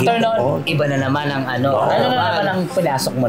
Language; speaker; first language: Filipino; native; Filipino